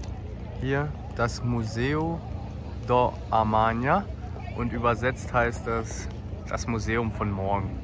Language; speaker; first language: German; native; German